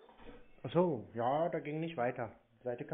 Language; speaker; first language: German; native; German